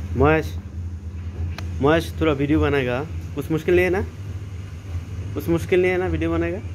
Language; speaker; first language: Hindi; non-native, fluent; Bangla